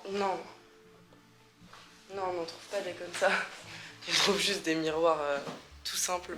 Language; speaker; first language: French; native; French